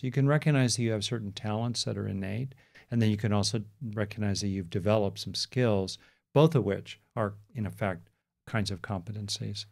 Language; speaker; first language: English; native; English